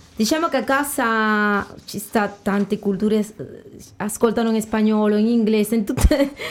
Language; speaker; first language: Italian; non-native, fluent; Spanish